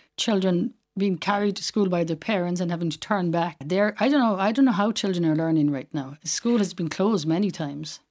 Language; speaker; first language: English; native; English